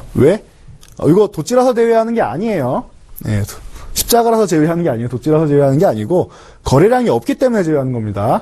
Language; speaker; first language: Korean; native; Korean